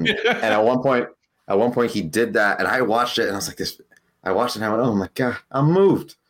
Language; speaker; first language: English; early bilingual, other home language; Spanish